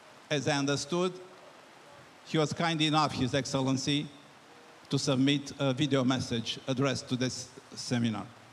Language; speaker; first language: English; non-native, fluent; Romanian